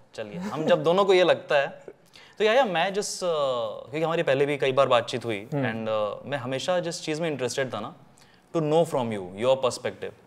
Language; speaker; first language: Hindi; native; Hindi